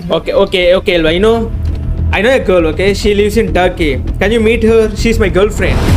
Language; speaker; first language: English; non-native, learner; Tamil